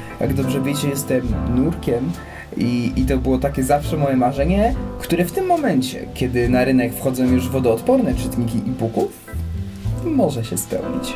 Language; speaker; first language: Polish; native; Polish